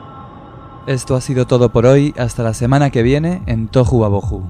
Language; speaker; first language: Spanish; native; Spanish